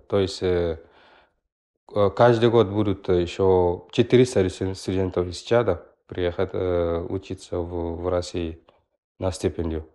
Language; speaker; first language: Russian; non-native, learner; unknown